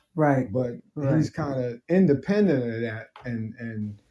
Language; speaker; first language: English; native; English